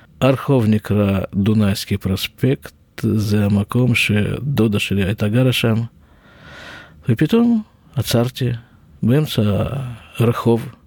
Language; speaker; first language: Hebrew; non-native, fluent; Russian